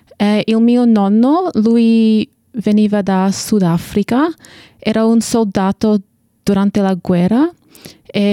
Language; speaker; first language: Italian; non-native, fluent; English